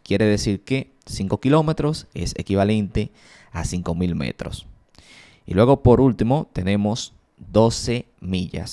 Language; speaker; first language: Spanish; native; Spanish